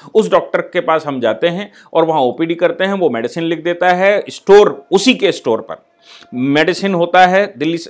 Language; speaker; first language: Hindi; native; Hindi